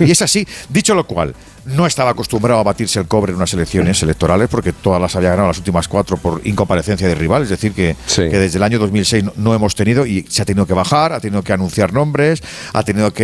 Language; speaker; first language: Spanish; native; Spanish